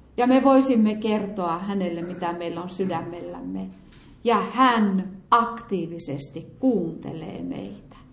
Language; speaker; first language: Finnish; native; Finnish